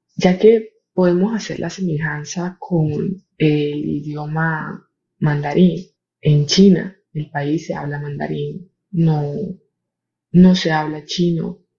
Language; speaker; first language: Spanish; native; Spanish